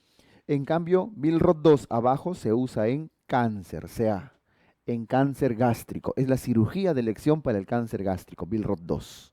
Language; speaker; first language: Spanish; native; Spanish